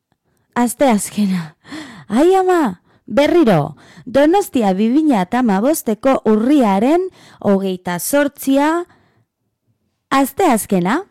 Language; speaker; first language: Basque; non-native, learner; Spanish